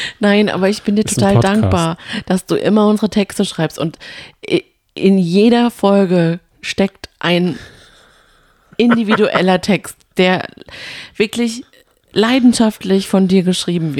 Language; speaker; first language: German; native; German